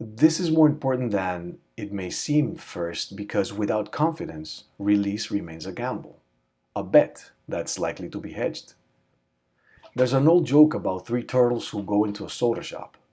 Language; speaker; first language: English; native; English